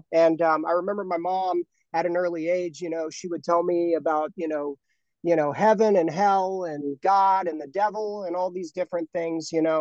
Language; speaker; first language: English; native; English